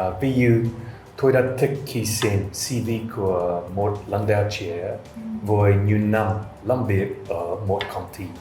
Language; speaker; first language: Vietnamese; non-native, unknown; English